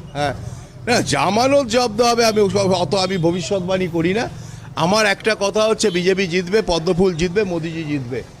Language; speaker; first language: Bangla; native; Bangla